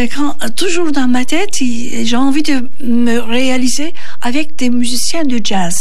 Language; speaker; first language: French; non-native, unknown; Turkish